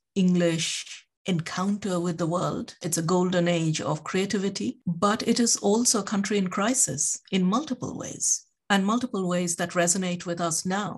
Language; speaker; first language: English; non-native, local second language; Bangla